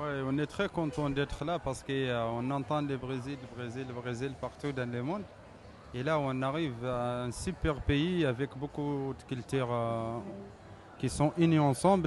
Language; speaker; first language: French; non-native, local second language; Tamasheq